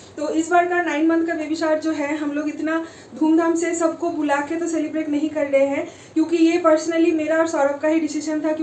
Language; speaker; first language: Hindi; non-native, local second language; Bangla